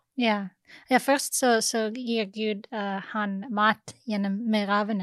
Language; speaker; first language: Norwegian; non-native, fluent; English